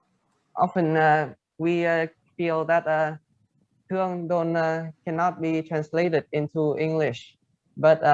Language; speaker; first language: English; non-native, fluent; Vietnamese